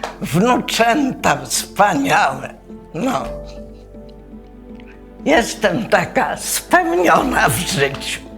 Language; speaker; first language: Polish; native; Polish